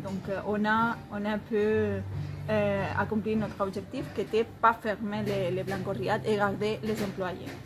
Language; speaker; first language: French; non-native, fluent; Spanish